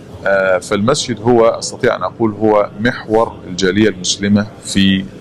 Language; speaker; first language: Arabic; native; Arabic